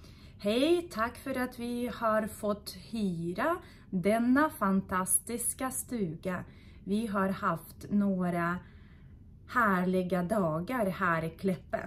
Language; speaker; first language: Swedish; non-native, fluent; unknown